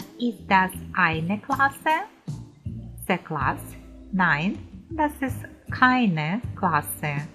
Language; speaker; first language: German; non-native, fluent; Ukrainian